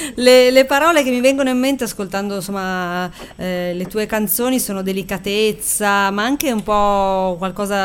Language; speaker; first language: Italian; native; Italian